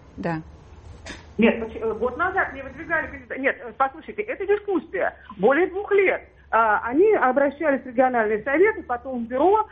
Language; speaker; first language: Russian; native; Russian